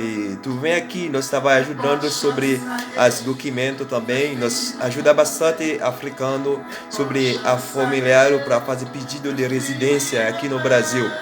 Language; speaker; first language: Portuguese; non-native, learner; Haitian Creole